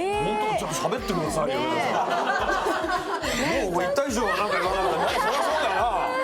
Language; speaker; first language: Japanese; native; Japanese